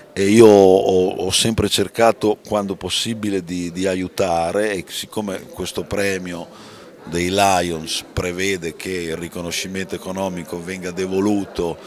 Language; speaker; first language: Italian; native; Italian